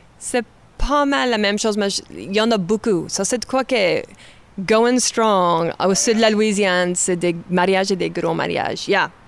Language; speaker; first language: French; native; French